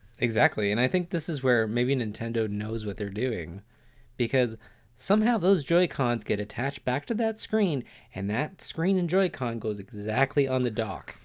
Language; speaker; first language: English; native; English